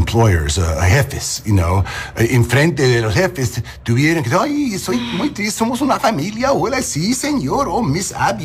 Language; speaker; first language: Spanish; non-native, learner; English